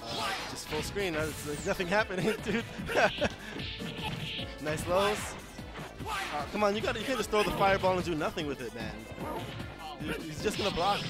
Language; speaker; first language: English; native; English